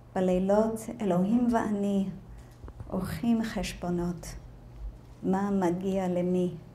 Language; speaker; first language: Hebrew; non-native, fluent; English